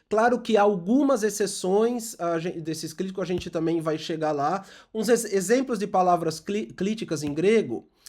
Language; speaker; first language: Portuguese; native; Portuguese